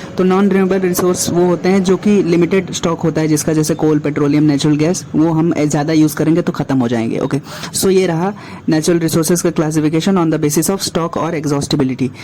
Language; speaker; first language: Hindi; native; Hindi